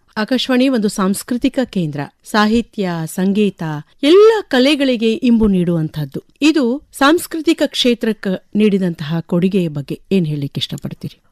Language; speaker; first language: Kannada; native; Kannada